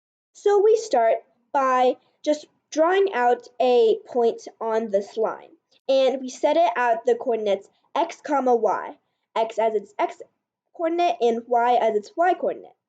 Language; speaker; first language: English; native; English